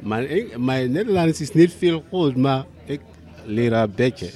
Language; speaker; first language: Dutch; non-native, learner; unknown